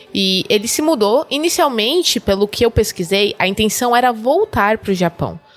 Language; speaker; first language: Portuguese; native; Portuguese